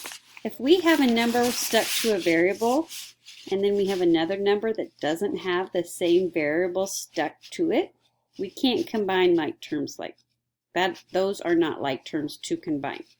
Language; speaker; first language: English; native; English